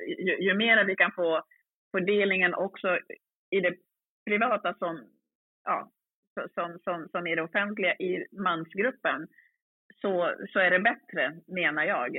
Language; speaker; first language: Swedish; early bilingual, other home language; Swahili